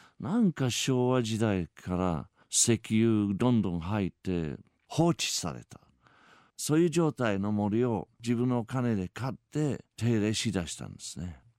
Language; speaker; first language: Japanese; non-native, fluent; English